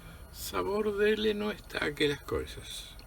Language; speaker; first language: Portuguese; non-native, fluent; Spanish